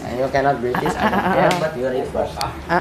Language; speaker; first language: English; non-native, learner; Indonesian